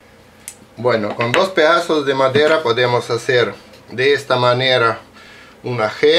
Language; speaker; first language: Spanish; non-native, learner; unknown